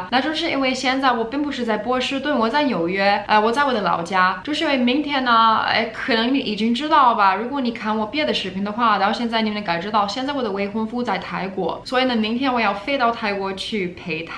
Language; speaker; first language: Chinese; non-native, fluent; English